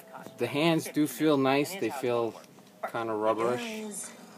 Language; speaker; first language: English; native; English